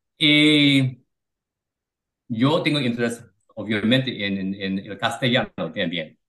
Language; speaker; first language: Spanish; non-native, learner; English